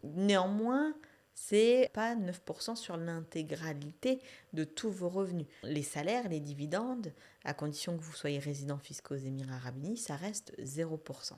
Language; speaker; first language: French; native; French